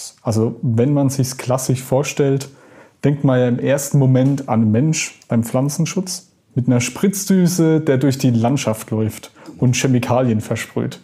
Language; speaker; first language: German; native; German